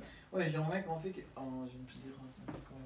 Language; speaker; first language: French; non-native, learner; Spanish